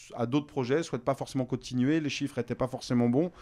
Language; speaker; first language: French; native; French